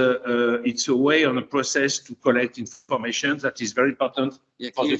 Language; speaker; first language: English; non-native, fluent; Spanish